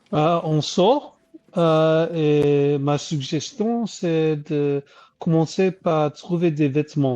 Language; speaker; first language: French; non-native, learner; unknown